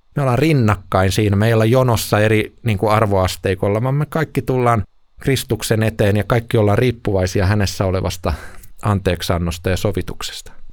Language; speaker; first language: Finnish; native; Finnish